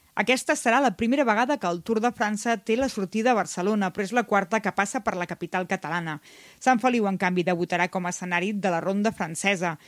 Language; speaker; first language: Catalan; native; Catalan